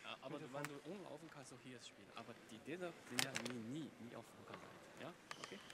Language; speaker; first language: German; non-native, learner; Chinese